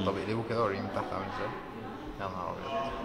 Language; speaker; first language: Arabic; native; Arabic